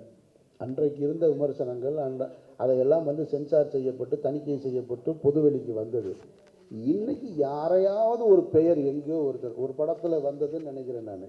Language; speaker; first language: Tamil; native; Tamil